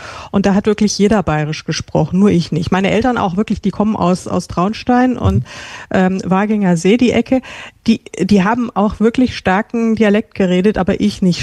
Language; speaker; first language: German; native; German